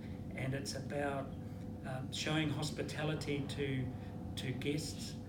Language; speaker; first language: English; native; English